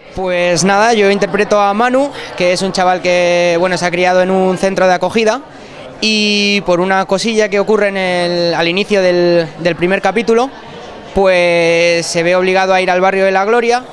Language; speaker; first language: Spanish; native; Spanish